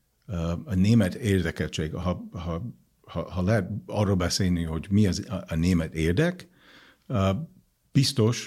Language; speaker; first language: Hungarian; non-native, fluent; English